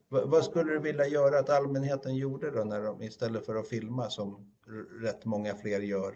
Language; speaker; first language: Swedish; native; Swedish